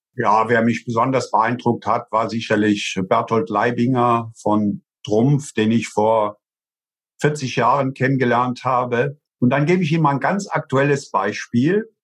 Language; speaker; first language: German; native; German